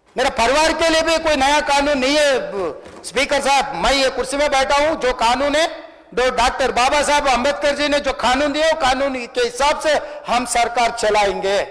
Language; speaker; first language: Hindi; non-native, local second language; Telugu